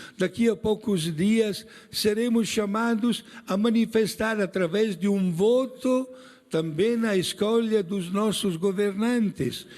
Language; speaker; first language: Portuguese; non-native, fluent; Italian